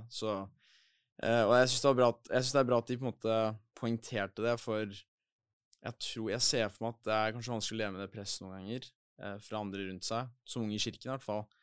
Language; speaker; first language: Norwegian; native; Norwegian